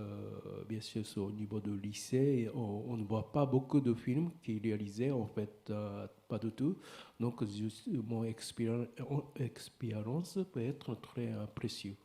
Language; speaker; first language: French; non-native, learner; Japanese